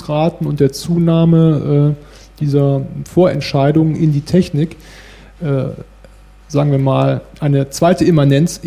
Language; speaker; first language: German; native; German